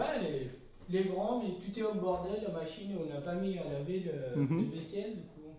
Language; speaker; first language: French; non-native, learner; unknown